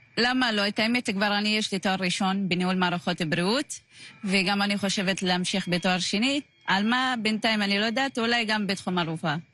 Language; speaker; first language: Hebrew; non-native, local second language; Arabic